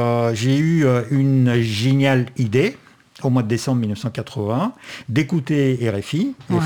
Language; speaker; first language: French; non-native, fluent; Russian